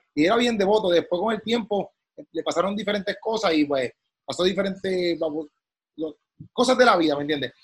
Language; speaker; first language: Spanish; native; Spanish